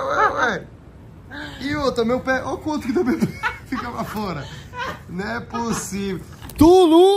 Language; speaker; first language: Portuguese; native; Portuguese